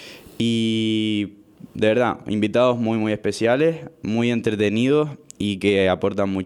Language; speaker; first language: Spanish; native; Spanish